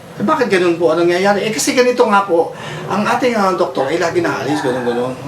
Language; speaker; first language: Filipino; native; Filipino